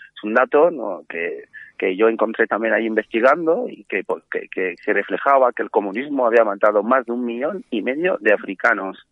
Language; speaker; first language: Spanish; non-native, fluent; French